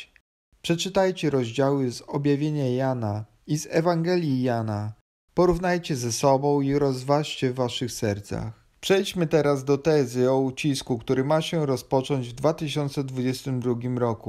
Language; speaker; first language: Polish; native; Polish